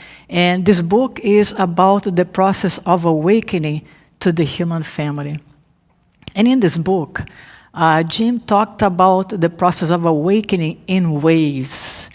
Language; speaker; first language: English; non-native, fluent; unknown